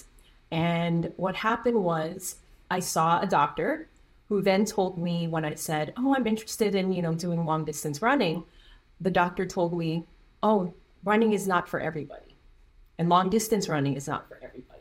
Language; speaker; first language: English; native; English